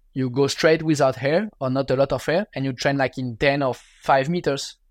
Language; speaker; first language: English; non-native, learner; French